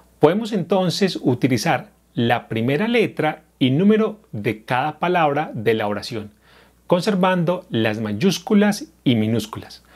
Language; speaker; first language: Spanish; native; Spanish